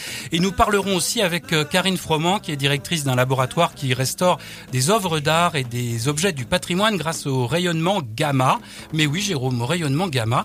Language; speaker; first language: French; native; French